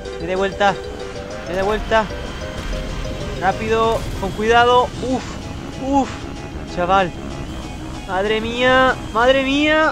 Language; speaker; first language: Spanish; native; Spanish